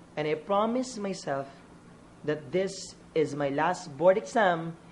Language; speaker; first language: English; non-native, local second language; Filipino